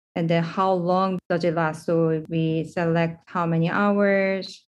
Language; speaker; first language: English; non-native, fluent; Korean